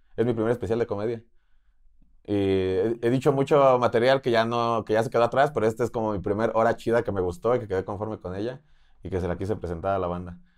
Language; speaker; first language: Spanish; native; Spanish